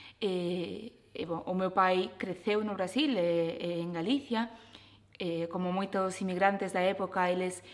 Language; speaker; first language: Galician; early bilingual, other home language; Portuguese